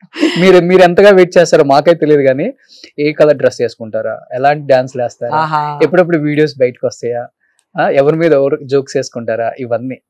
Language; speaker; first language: Telugu; native; Telugu